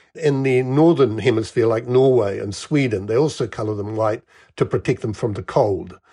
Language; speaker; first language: English; native; English